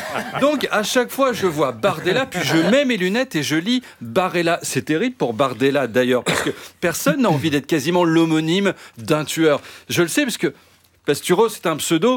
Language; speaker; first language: French; native; French